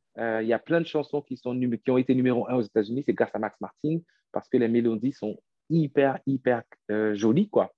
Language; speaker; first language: French; non-native, local second language; Haitian Creole